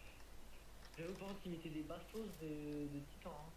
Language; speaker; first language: French; native; French